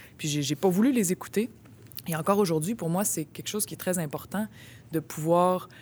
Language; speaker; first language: French; native; French